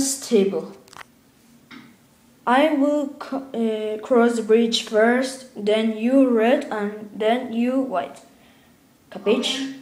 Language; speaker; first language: English; non-native, learner; Spanish